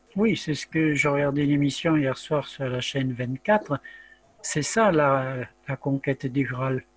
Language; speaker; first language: French; native; French